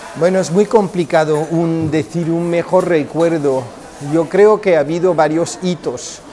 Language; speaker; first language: Spanish; early bilingual, heritage; Spanish